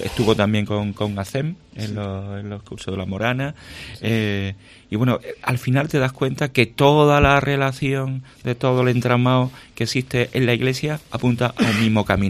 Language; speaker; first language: Spanish; native; Spanish